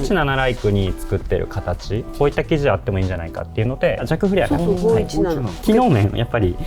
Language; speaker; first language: Japanese; native; Japanese